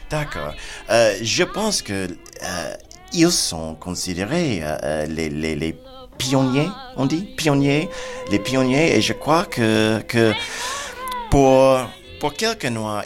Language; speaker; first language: French; non-native, fluent; English